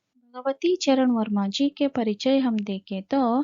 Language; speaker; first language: Hindi; non-native, local second language; Kannada